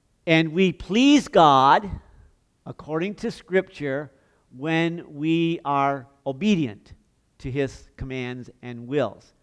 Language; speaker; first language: English; native; English